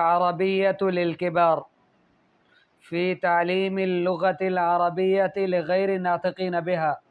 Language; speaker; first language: Arabic; non-native, fluent; Urdu